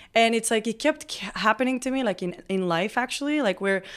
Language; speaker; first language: English; non-native, fluent; Hebrew